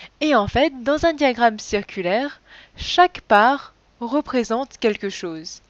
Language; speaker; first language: French; native; French